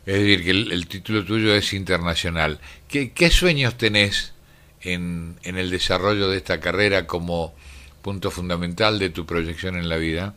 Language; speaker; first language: Spanish; native; Spanish